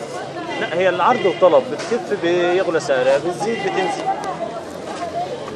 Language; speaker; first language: Arabic; native; Arabic